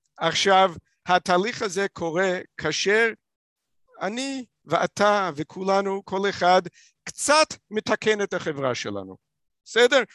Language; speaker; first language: Hebrew; non-native, fluent; English